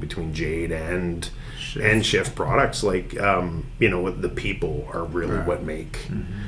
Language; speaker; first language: English; native; English